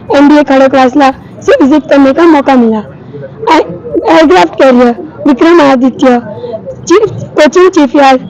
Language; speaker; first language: Hindi; non-native, local second language; Gujarati